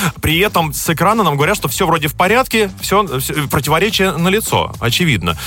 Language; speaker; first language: Russian; native; Russian